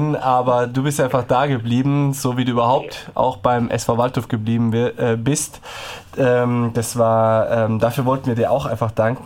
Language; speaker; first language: German; native; German